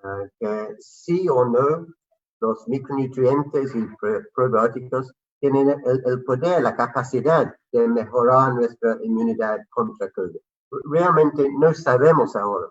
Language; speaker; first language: Spanish; non-native, fluent; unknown